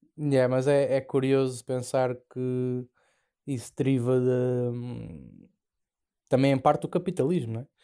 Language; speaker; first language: Portuguese; native; Portuguese